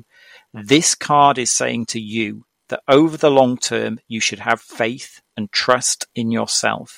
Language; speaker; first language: English; native; English